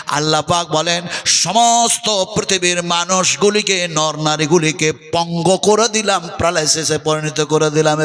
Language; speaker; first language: Bangla; non-native, local second language; Urdu